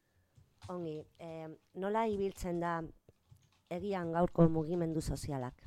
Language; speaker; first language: Basque; non-native, local second language; Spanish